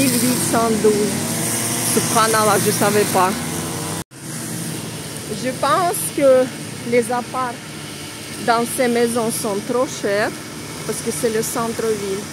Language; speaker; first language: French; non-native, fluent; Russian